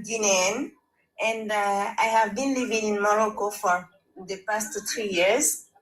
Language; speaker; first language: English; non-native, learner; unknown